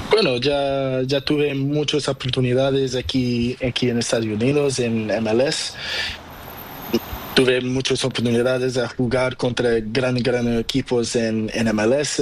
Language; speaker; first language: Spanish; non-native, learner; Portuguese